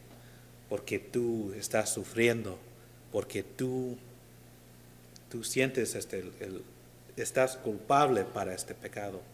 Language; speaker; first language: Spanish; non-native, learner; English